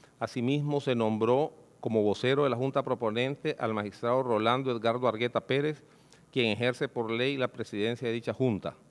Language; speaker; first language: Spanish; native; Spanish